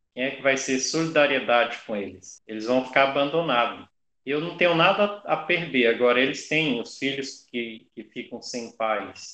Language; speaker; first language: Portuguese; native; Portuguese